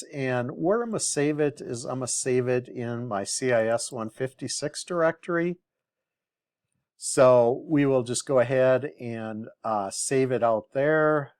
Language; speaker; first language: English; native; English